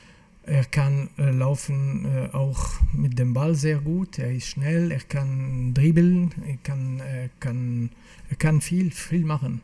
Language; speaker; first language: German; non-native, fluent; French